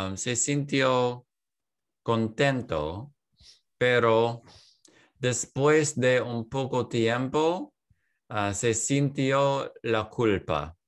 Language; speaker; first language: Spanish; non-native, learner; English